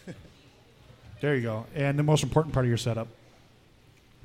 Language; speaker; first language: English; native; English